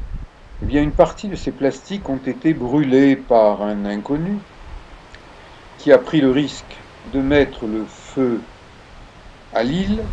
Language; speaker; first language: French; native; French